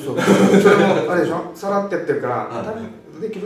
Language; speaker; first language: Japanese; native; Japanese